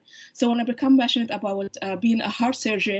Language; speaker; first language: English; non-native, fluent; Arabic